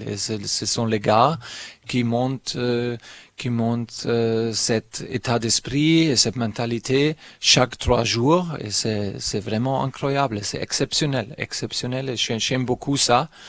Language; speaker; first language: French; non-native, learner; German